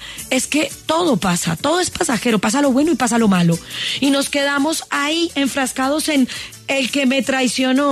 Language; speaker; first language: Spanish; native; Spanish